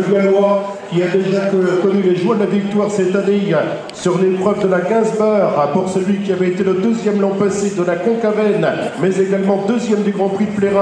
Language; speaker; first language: French; native; French